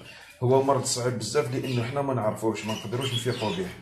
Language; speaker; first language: Arabic; native; Arabic